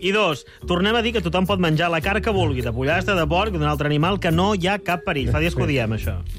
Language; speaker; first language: Catalan; native; Catalan